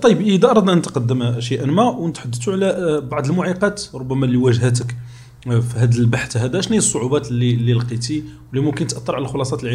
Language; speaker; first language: Arabic; native; Arabic